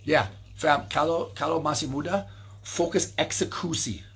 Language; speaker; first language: Indonesian; non-native, learner; English